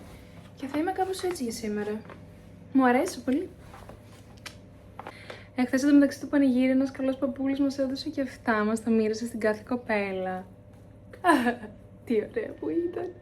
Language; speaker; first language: Greek; native; Greek